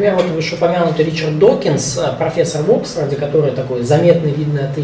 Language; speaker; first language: Russian; native; Russian